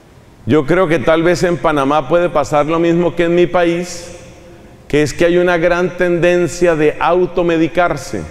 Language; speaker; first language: Spanish; native; Spanish